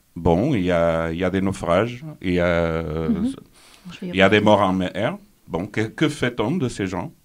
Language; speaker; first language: French; non-native, fluent; Portuguese